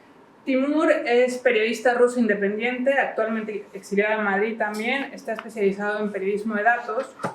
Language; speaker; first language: Spanish; native; Spanish